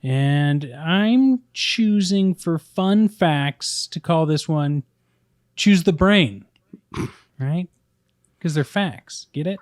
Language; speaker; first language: English; native; English